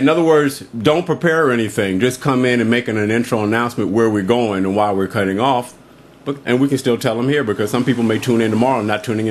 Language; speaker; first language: English; native; English